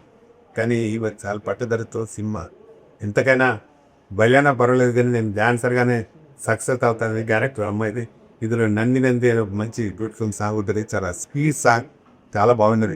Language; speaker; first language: Telugu; native; Telugu